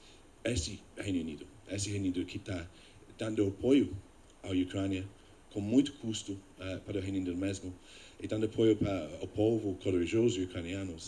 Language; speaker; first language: Portuguese; non-native, fluent; English